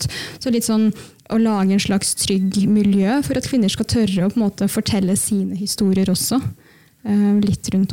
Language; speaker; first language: Norwegian; native; Norwegian